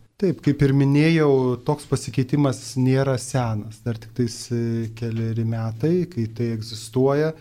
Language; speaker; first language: Lithuanian; native; Lithuanian